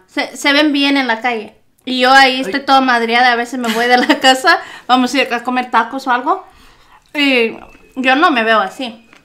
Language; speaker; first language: Spanish; early bilingual, heritage; Spanish